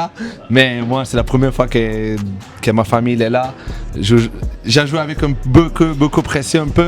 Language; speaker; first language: French; non-native, fluent; Italian